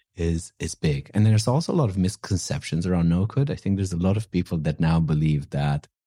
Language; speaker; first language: English; non-native, fluent; Romanian